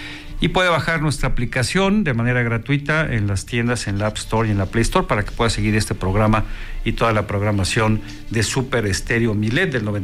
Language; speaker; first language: Spanish; native; Spanish